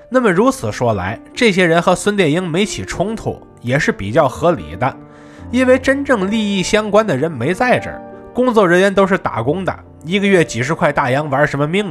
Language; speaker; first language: Chinese; native; Chinese